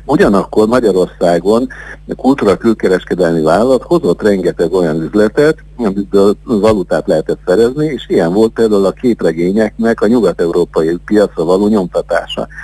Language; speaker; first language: Hungarian; native; Hungarian